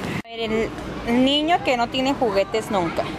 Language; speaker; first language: Spanish; native; Spanish